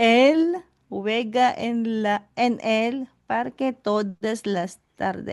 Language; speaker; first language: Spanish; non-native, learner; Filipino